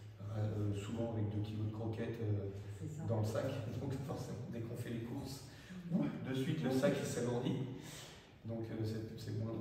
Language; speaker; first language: French; native; French